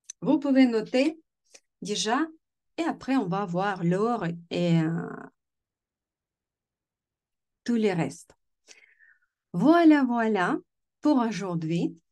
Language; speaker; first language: French; non-native, fluent; Russian